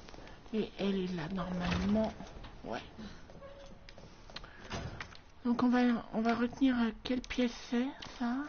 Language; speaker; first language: French; native; French